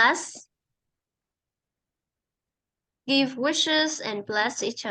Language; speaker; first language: English; non-native, fluent; Vietnamese